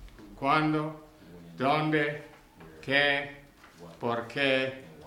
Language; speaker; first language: Spanish; non-native, learner; English